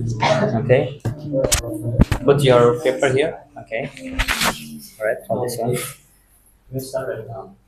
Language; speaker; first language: English; non-native, fluent; Indonesian